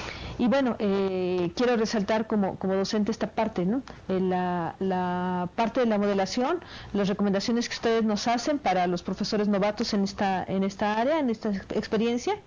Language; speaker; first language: Spanish; native; Spanish